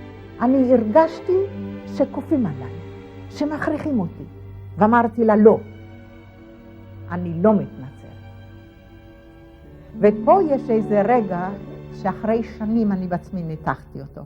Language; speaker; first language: Hebrew; non-native, fluent; Polish